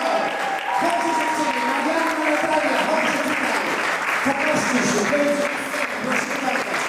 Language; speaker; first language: Polish; native; Polish